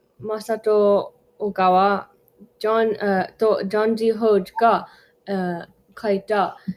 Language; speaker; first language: Japanese; non-native, learner; English